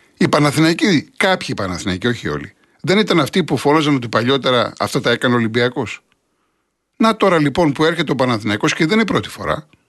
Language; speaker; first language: Greek; native; Greek